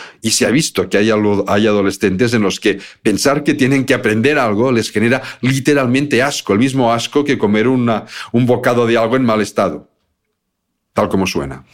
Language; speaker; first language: Spanish; native; Spanish